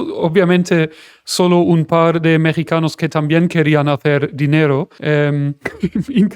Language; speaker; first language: Spanish; non-native, fluent; German